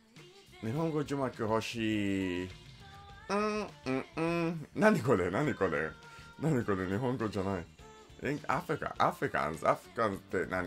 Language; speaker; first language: Japanese; non-native, learner; English